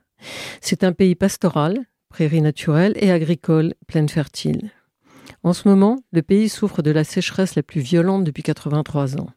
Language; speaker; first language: French; native; French